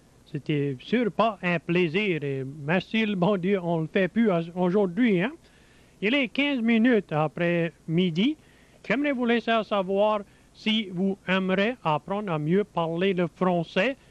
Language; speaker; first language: French; early bilingual, heritage; French